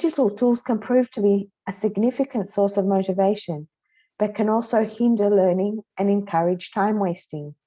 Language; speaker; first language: English; non-native, fluent; Hebrew